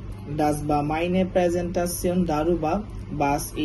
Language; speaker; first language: German; non-native, learner; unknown